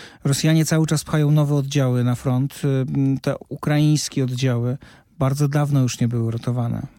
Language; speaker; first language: Polish; native; Polish